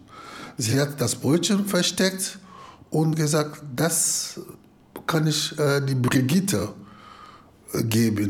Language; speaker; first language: German; non-native, fluent; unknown